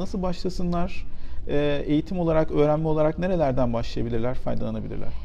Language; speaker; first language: Turkish; native; Turkish